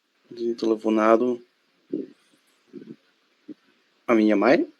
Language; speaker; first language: Portuguese; non-native, learner; Spanish